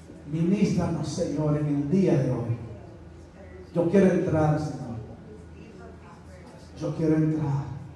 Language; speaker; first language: Spanish; non-native, learner; English